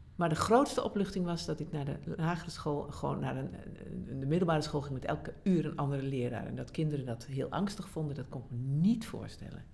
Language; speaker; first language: Dutch; native; Dutch